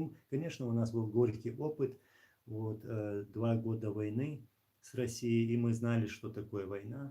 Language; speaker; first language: Russian; non-native, local second language; Chechen